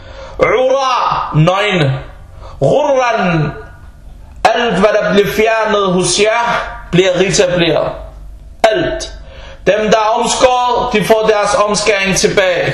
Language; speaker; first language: Danish; early bilingual, other home language; Arabic